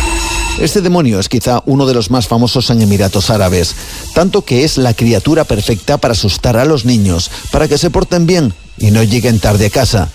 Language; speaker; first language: Spanish; native; Spanish